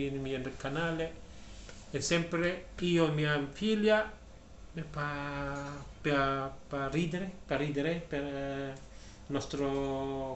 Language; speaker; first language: Italian; non-native, learner; Filipino